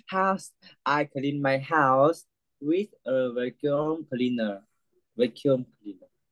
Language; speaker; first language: English; non-native, learner; Vietnamese